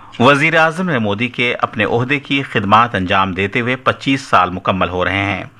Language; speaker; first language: Urdu; native; Urdu